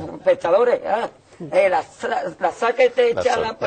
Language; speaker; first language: Spanish; native; Spanish